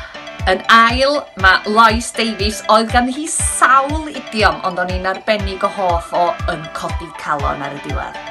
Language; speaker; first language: Welsh; native; Welsh